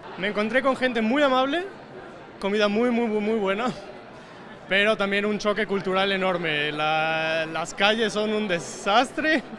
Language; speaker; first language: Spanish; native; Spanish